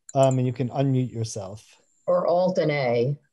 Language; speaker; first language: English; native; English